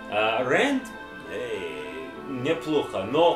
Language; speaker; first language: Russian; non-native, learner; English